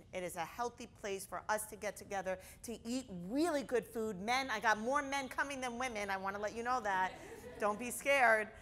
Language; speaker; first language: English; native; English